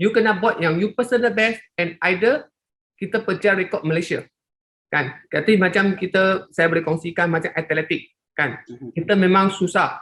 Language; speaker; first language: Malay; non-native, local second language; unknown